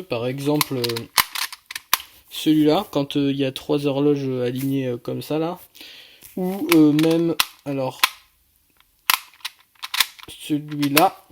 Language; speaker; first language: French; native; French